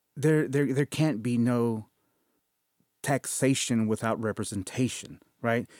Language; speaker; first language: English; early bilingual, other home language; Spanish